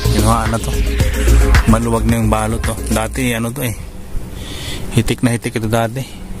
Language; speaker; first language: Filipino; non-native, local second language; Cebuano